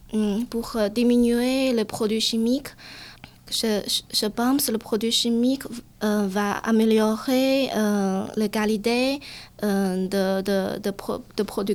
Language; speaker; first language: French; non-native, learner; Chinese